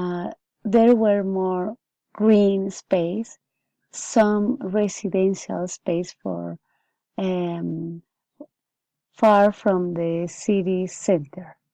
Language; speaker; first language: English; non-native, learner; Spanish